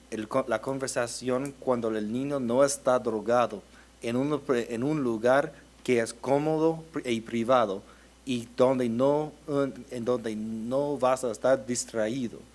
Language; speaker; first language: Spanish; early bilingual, heritage; Spanish